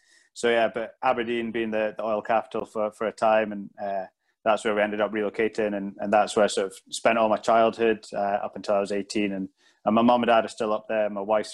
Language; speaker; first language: English; native; English